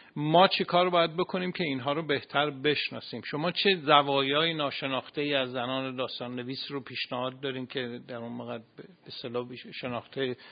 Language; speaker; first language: Persian; native; Persian